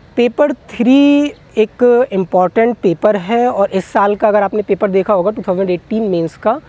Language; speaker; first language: Hindi; native; Hindi